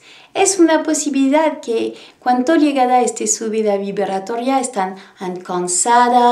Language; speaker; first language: Spanish; non-native, learner; French